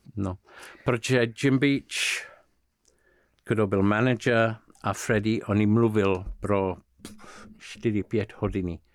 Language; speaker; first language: Czech; non-native, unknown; English